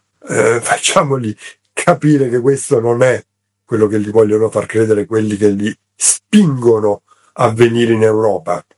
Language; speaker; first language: Italian; native; Italian